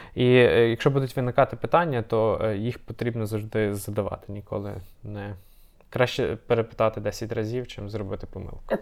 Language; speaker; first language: Ukrainian; native; Ukrainian